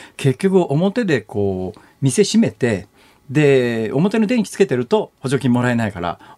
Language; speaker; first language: Japanese; native; Japanese